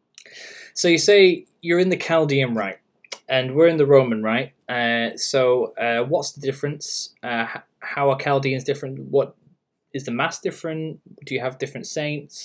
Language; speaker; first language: English; native; English